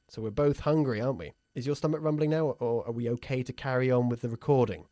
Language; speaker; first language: English; native; English